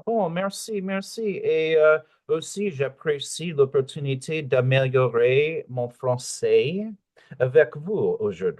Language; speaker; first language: French; non-native, learner; English